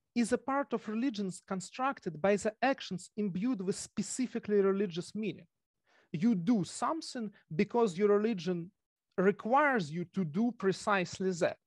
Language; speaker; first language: English; non-native, fluent; Russian